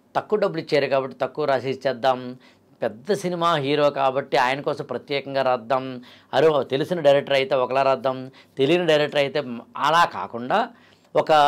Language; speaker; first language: Telugu; native; Telugu